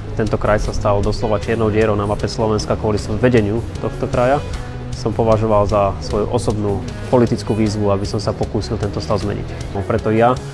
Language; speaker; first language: Slovak; native; Slovak